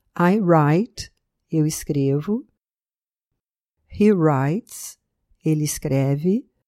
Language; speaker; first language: Portuguese; native; Portuguese